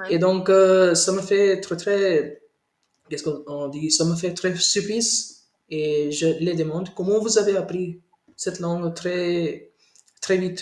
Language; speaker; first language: French; non-native, learner; Hindi